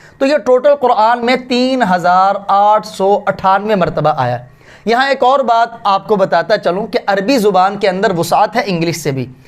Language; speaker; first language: Urdu; native; Urdu